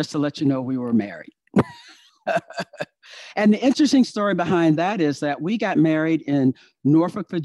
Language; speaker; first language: English; native; English